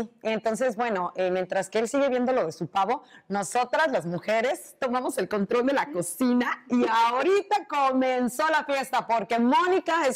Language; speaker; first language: Spanish; native; Spanish